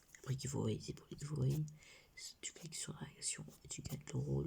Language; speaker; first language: French; native; French